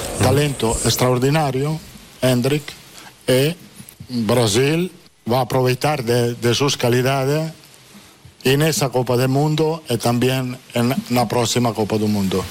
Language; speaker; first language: Spanish; non-native, fluent; Italian